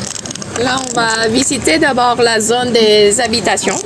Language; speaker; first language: French; non-native, fluent; Thai